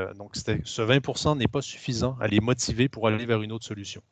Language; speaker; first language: French; native; French